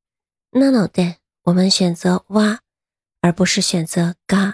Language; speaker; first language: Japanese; non-native, fluent; Chinese